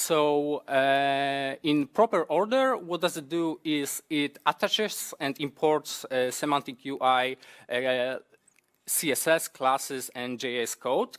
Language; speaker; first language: English; non-native, fluent; Polish